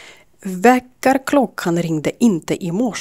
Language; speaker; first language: Swedish; non-native, learner; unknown